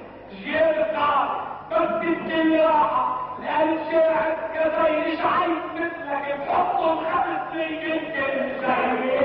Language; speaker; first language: Arabic; native; Arabic